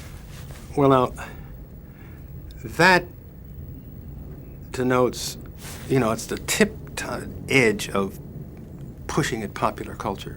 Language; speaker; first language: English; native; English